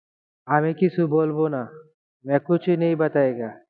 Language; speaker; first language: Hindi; non-native, learner; Bangla